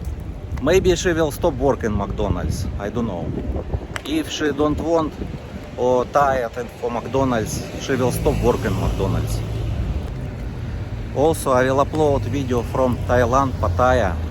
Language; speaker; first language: English; non-native, learner; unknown